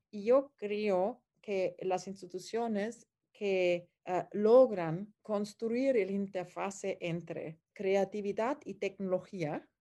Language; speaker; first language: Spanish; non-native, fluent; German